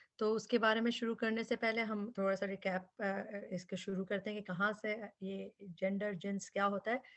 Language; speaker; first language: Urdu; native; Urdu